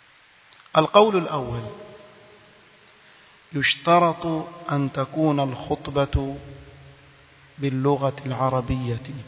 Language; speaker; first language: Arabic; non-native, fluent; Swahili